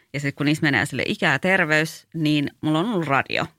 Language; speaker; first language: Finnish; early bilingual, other home language; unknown